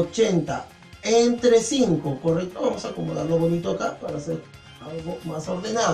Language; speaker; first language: Spanish; native; Spanish